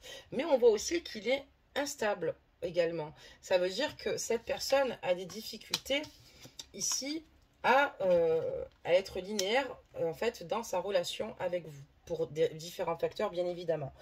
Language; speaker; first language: French; native; French